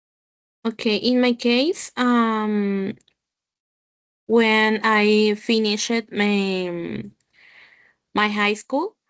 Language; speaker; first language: English; non-native, learner; Spanish